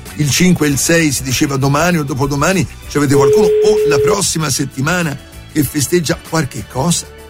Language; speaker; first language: Italian; native; Italian